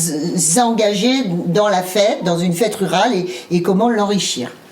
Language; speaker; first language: French; native; French